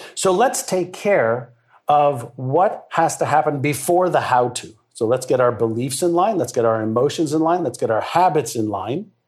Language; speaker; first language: English; non-native, fluent; Hebrew